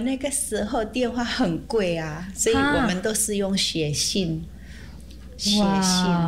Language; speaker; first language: Chinese; early bilingual, heritage; Chinese